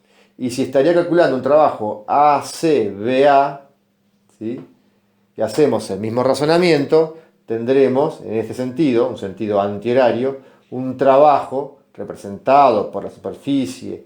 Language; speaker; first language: Spanish; native; Spanish